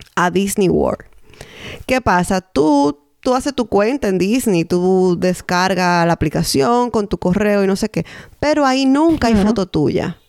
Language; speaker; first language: Spanish; native; Spanish